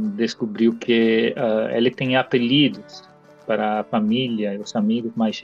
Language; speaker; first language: Portuguese; non-native, fluent; Italian